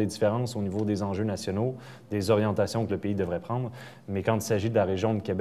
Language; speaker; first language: French; native; French